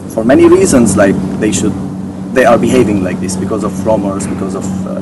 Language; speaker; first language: English; non-native, fluent; Arabic